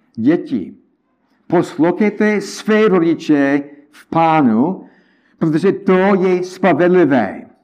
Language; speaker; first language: Czech; non-native, learner; English